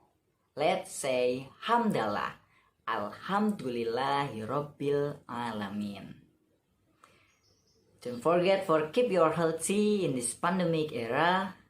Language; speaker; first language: English; non-native, learner; Indonesian